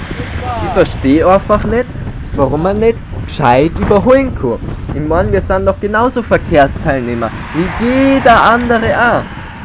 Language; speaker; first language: German; native; German